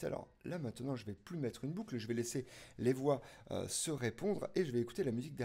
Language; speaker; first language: French; native; French